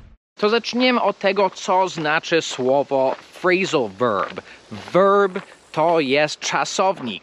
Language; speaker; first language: Polish; non-native, fluent; English